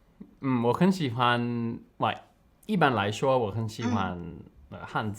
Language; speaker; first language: Chinese; non-native, learner; English